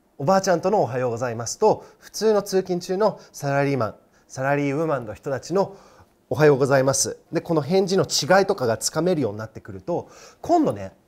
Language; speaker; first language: Japanese; non-native, fluent; English